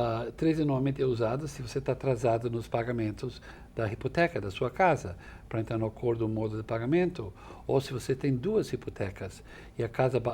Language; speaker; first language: Portuguese; non-native, fluent; English